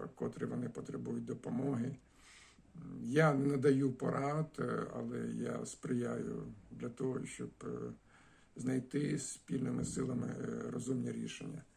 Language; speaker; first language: Ukrainian; native; Ukrainian